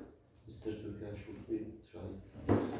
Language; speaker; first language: English; non-native, learner; Turkish